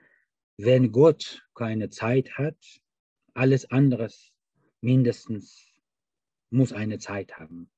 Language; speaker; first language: German; non-native, fluent; Persian